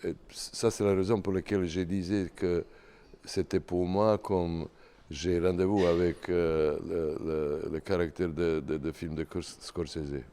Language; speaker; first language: French; non-native, learner; Serbian